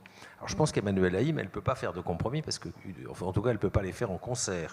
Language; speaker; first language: French; native; French